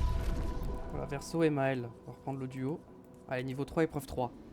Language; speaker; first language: French; native; French